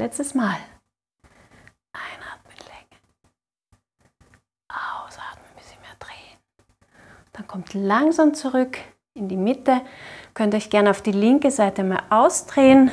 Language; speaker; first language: German; native; German